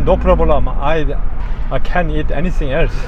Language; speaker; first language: English; non-native, learner; Korean